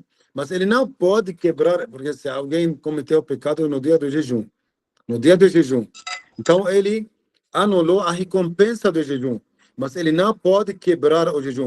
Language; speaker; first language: Portuguese; non-native, fluent; Arabic